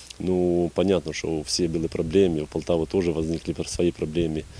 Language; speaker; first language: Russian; non-native, fluent; Albanian